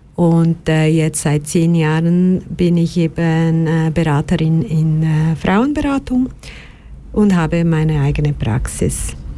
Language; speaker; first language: German; non-native, fluent; Portuguese